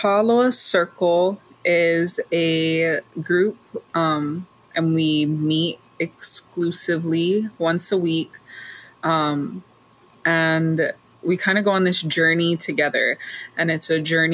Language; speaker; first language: English; native; English